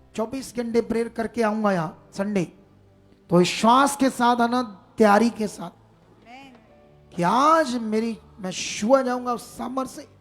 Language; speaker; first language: Hindi; non-native, local second language; Punjabi